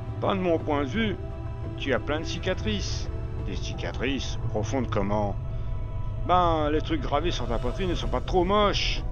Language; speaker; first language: French; native; French